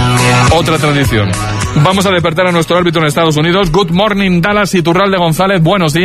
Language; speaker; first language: Spanish; native; Spanish